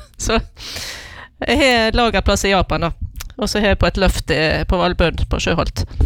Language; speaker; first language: Norwegian; native; Norwegian